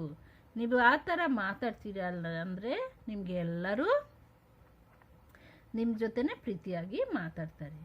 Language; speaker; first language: Kannada; non-native, local second language; Hindi